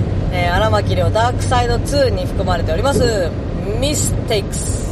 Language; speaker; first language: Japanese; native; Japanese